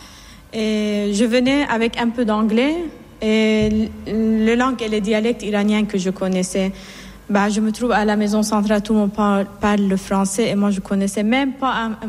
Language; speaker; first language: French; non-native, fluent; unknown